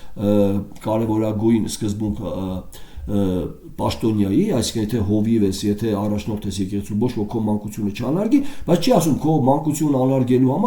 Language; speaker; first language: Armenian; native; Armenian